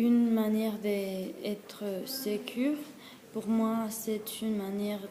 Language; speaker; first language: French; non-native, learner; Spanish